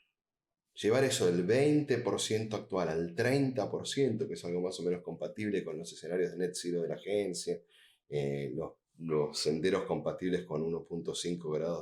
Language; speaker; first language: Spanish; native; Spanish